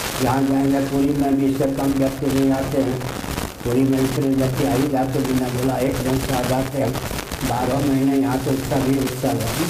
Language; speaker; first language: Hindi; non-native, local second language; Maithili